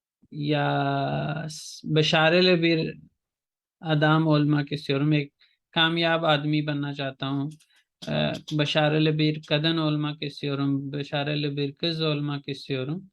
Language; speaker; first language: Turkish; non-native, fluent; Urdu